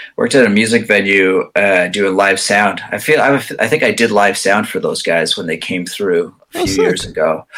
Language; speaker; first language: English; native; English